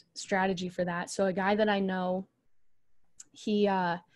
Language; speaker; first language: English; native; English